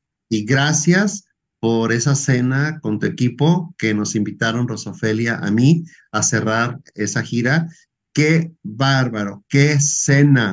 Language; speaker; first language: Spanish; native; Spanish